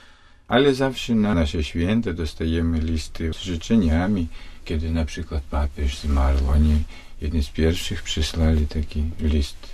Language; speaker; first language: Polish; non-native, fluent; Russian